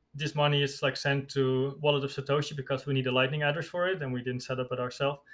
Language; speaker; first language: English; non-native, fluent; Dutch